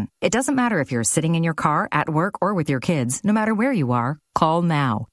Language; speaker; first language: English; native; English